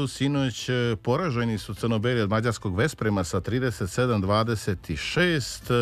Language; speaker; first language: Serbian; native; Serbian